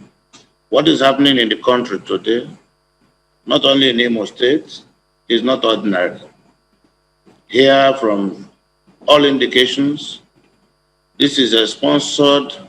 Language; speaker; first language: English; non-native, local second language; Igbo